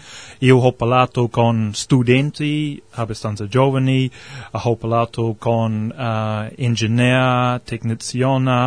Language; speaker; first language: Italian; non-native, learner; English